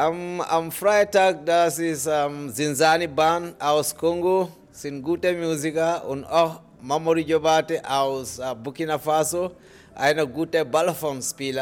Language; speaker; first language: German; non-native, learner; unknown